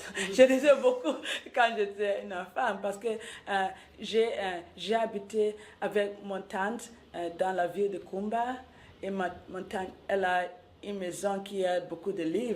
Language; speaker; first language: French; non-native, local second language; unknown